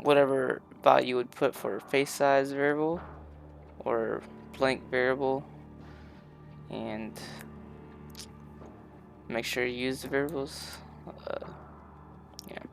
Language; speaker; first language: English; native; English